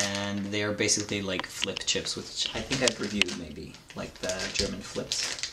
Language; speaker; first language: English; native; English